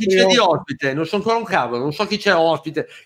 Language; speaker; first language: Italian; native; Italian